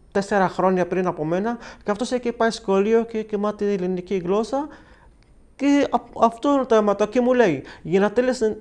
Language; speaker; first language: Greek; non-native, learner; Arabic